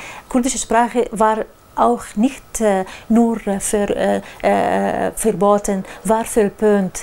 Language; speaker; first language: German; non-native, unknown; Arabic